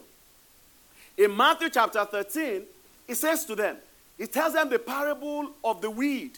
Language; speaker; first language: English; non-native, local second language; Yoruba